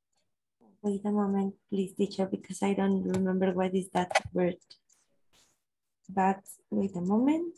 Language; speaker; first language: English; non-native, learner; Spanish